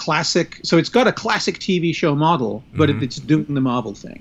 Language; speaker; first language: English; native; English